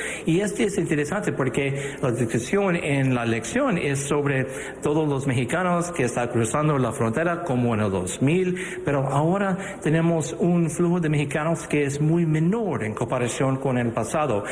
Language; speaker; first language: Spanish; early bilingual, other home language; English